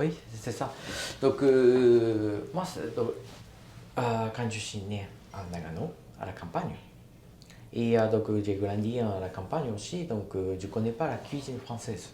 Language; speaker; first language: French; non-native, learner; Japanese